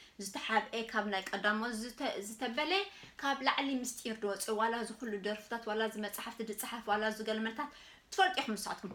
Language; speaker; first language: Tigrinya; native; Tigrinya